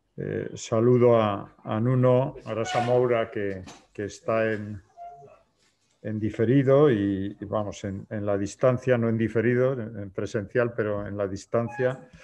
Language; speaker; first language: Spanish; native; Spanish